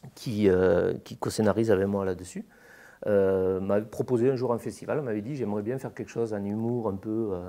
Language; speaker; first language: French; native; French